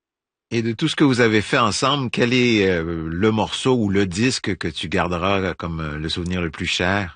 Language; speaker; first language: French; native; French